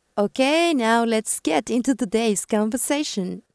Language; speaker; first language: English; non-native, fluent; Spanish